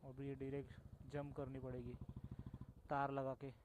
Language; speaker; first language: Hindi; non-native, local second language; Marathi